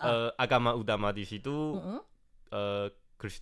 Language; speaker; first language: Indonesian; non-native, fluent; Chinese